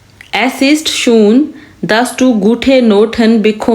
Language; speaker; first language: German; non-native, fluent; Urdu